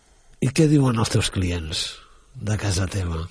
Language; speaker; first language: Italian; non-native, fluent; Catalan